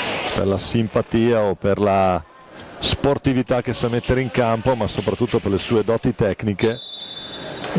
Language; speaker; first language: Italian; native; Italian